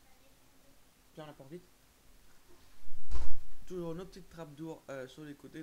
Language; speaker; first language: French; native; French